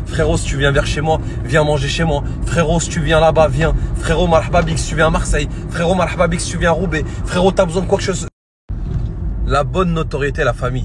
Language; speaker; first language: French; native; French